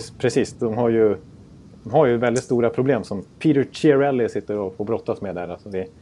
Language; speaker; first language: Swedish; native; Swedish